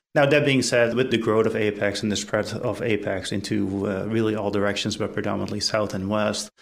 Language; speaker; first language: English; non-native, fluent; Dutch